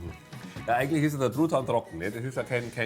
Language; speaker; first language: German; native; German